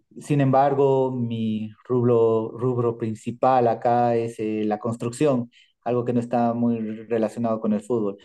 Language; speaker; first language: Spanish; native; Spanish